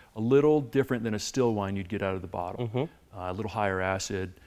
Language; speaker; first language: English; native; English